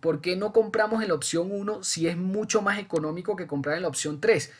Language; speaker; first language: Spanish; native; Spanish